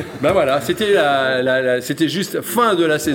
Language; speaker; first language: French; native; French